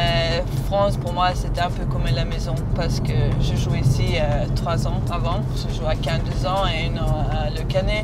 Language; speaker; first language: French; non-native, learner; Serbian